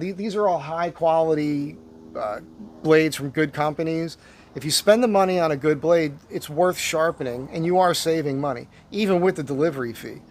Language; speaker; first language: English; native; English